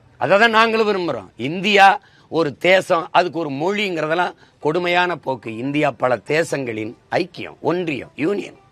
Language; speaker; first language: Tamil; native; Tamil